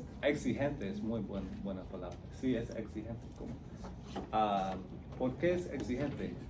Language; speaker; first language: Spanish; non-native, fluent; English